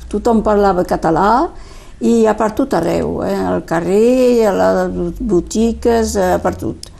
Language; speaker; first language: Catalan; native; Catalan